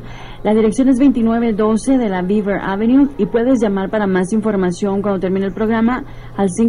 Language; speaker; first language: Spanish; native; Spanish